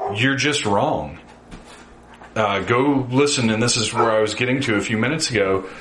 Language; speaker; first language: English; native; English